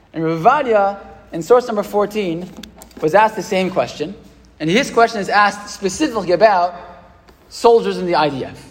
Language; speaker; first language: English; native; English